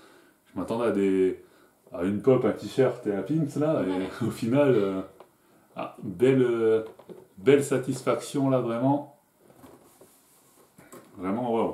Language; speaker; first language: French; native; French